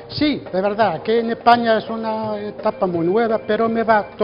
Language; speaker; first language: Spanish; non-native, learner; Arabic